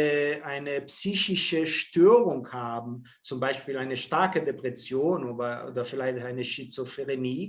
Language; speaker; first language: German; non-native, fluent; Portuguese